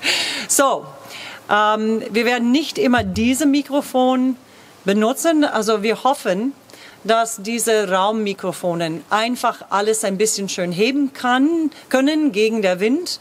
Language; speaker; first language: German; non-native, fluent; English